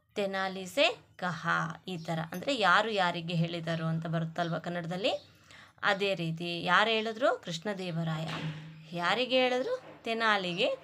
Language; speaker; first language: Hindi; non-native, local second language; Kannada